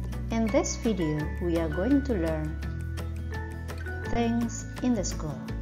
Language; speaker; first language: English; non-native, fluent; Indonesian